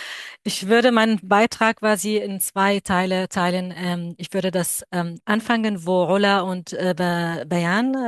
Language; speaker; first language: German; non-native, fluent; Arabic